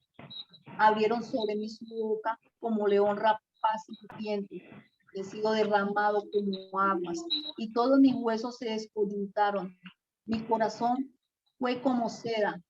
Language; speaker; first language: Spanish; native; Spanish